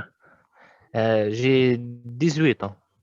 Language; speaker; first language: French; non-native, learner; Arabic